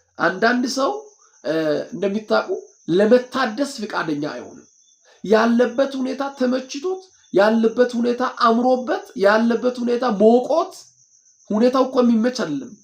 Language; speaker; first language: Amharic; non-native, local second language; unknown